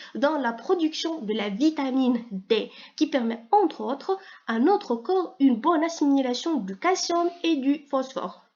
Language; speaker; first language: French; non-native, local second language; Arabic